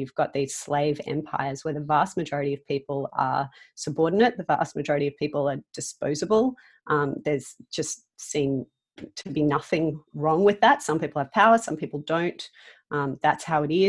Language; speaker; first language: English; native; English